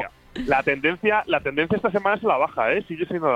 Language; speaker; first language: Spanish; native; Spanish